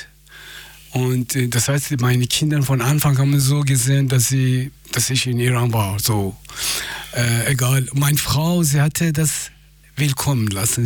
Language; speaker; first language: German; non-native, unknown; Persian